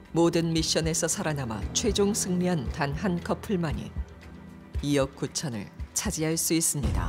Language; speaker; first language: Korean; native; Korean